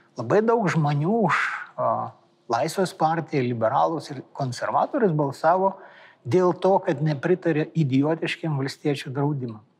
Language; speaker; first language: Lithuanian; native; Lithuanian